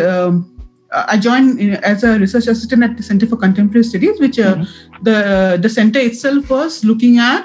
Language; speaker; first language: English; non-native, local second language; Assamese